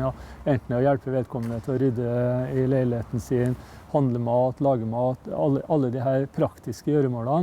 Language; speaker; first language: Norwegian; native; Norwegian